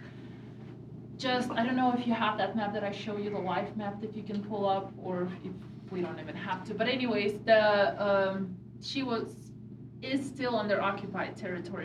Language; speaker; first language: English; non-native, fluent; Russian